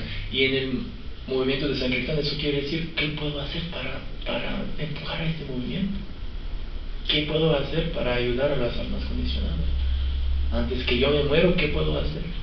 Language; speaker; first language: Spanish; non-native, fluent; French